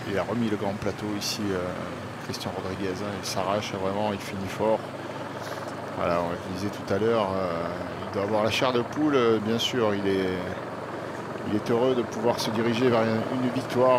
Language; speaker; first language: French; native; French